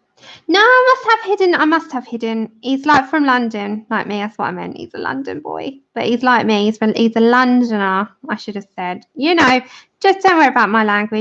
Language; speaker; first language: English; native; English